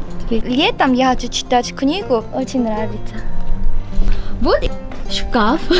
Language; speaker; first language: Russian; non-native, learner; Korean